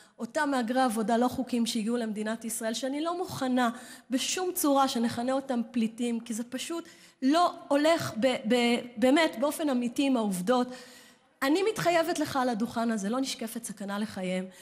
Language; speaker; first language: Hebrew; native; Hebrew